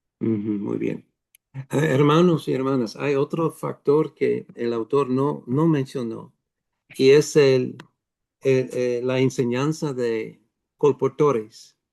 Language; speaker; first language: Spanish; non-native, fluent; Dutch